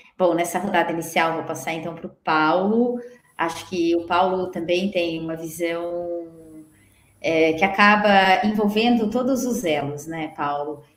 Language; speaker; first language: Portuguese; native; Portuguese